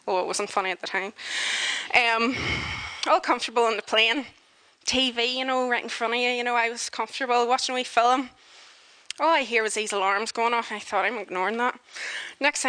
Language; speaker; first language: English; native; English